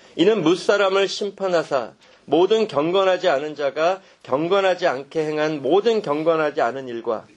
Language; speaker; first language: Korean; native; Korean